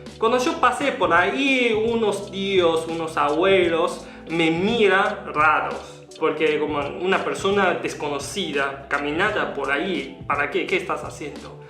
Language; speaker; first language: Spanish; non-native, learner; Chinese